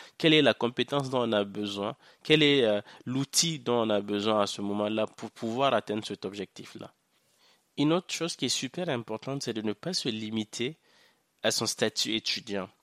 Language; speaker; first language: French; non-native, local second language; Hausa